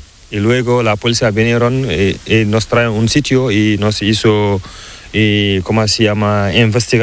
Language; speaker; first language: Spanish; non-native, learner; Fula